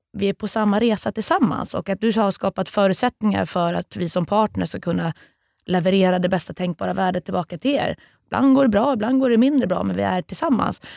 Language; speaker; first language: Swedish; native; Swedish